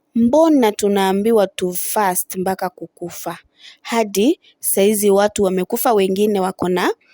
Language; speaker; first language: Swahili; non-native, local second language; Gusii